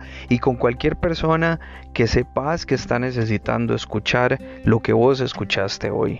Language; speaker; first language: Spanish; native; Spanish